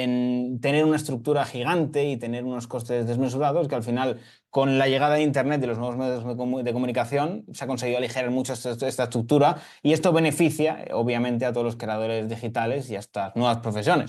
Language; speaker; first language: Spanish; native; Spanish